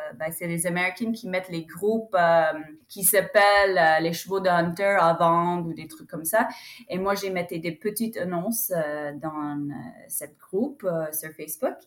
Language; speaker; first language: French; non-native, fluent; English